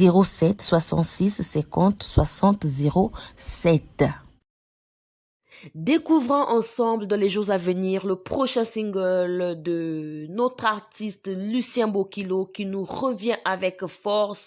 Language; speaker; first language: French; non-native, local second language; Lingala